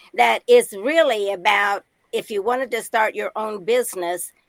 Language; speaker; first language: English; native; English